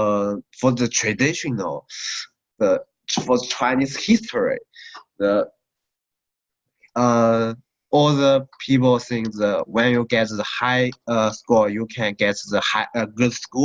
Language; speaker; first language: English; non-native, learner; Chinese